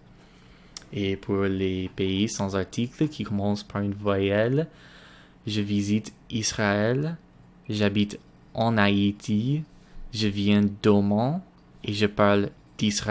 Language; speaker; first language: French; non-native, learner; English